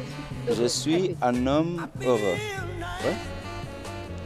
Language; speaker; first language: French; non-native, learner; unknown